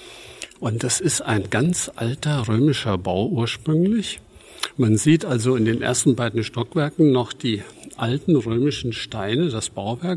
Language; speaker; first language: German; native; German